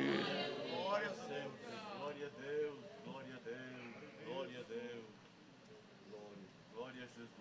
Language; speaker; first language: Portuguese; native; Portuguese